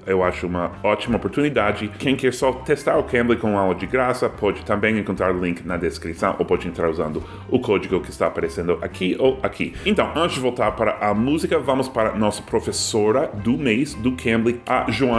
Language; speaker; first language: Portuguese; non-native, fluent; English